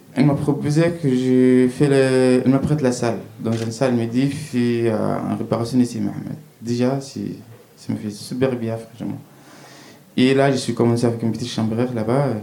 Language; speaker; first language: French; non-native, learner; Arabic